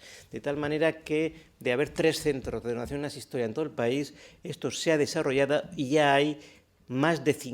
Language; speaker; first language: Spanish; native; Spanish